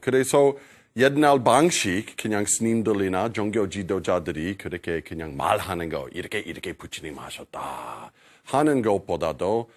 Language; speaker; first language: Korean; non-native, fluent; English